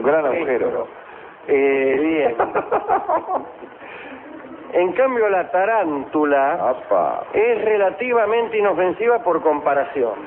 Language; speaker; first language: Spanish; native; Spanish